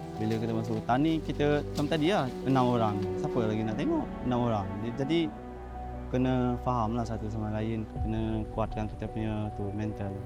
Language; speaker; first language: Malay; non-native, local second language; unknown